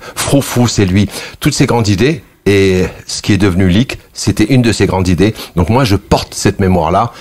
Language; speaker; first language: French; early bilingual, other home language; Kabyle